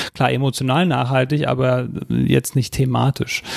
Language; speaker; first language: German; native; German